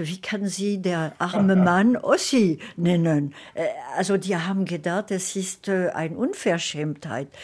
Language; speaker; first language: German; non-native, fluent; French